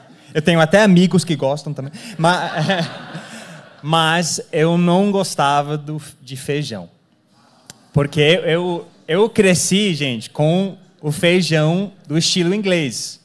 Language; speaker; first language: Portuguese; non-native, fluent; English